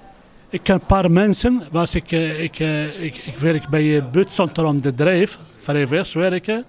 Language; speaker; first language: Dutch; non-native, learner; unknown